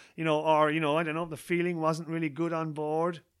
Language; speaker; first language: English; native; English